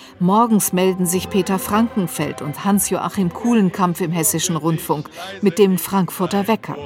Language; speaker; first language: German; native; German